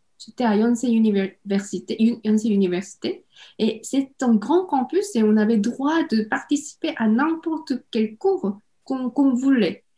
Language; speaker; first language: French; non-native, fluent; Korean